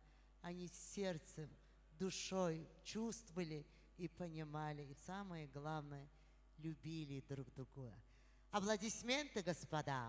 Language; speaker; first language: Russian; non-native, local second language; Uzbek